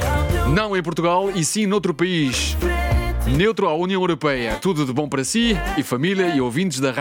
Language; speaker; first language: Portuguese; early bilingual, heritage; Portuguese